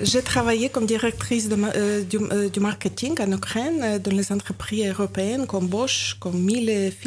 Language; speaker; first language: French; non-native, learner; Ukrainian